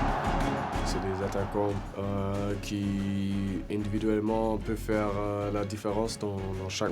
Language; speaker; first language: French; non-native, fluent; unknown